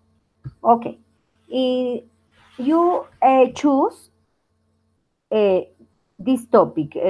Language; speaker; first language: English; non-native, learner; Spanish